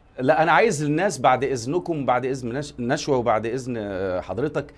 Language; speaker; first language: Arabic; native; Arabic